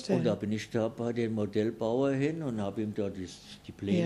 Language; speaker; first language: German; native; German